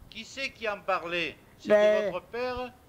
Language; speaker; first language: French; native; French